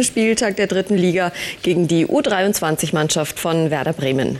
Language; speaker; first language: German; native; German